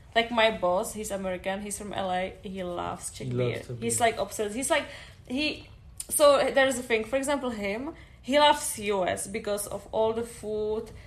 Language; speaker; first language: English; non-native, fluent; Czech